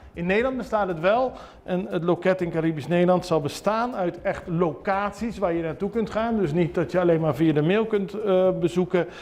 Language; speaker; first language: Dutch; non-native, local second language; Papiamento